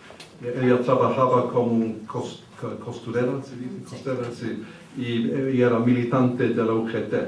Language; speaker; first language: Spanish; early bilingual, heritage; English